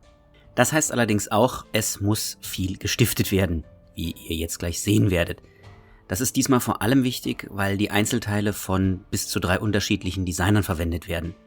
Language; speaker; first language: German; native; German